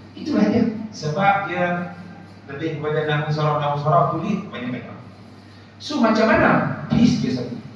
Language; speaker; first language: Malay; native; Malay